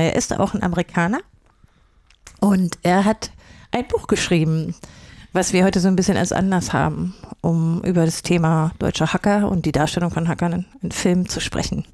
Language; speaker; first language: German; native; German